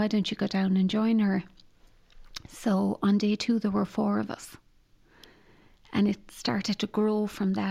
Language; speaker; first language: English; native; English